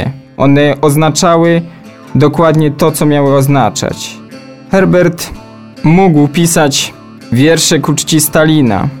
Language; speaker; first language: Polish; native; Polish